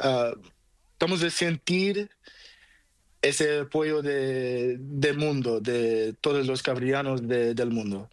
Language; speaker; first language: Spanish; non-native, learner; Portuguese